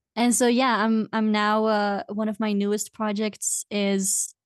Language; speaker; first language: English; non-native, fluent; Dutch